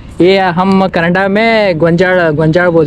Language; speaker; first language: Hindi; non-native, local second language; Kannada